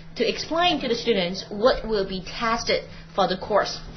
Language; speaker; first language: English; non-native, fluent; Chinese